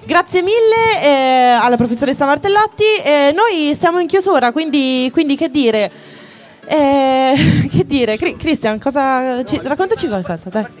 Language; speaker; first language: Italian; native; Italian